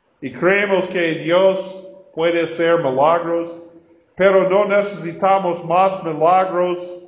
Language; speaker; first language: Spanish; non-native, learner; English